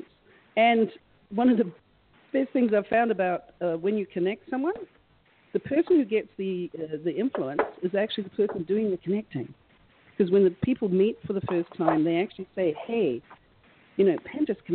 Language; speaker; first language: English; native; English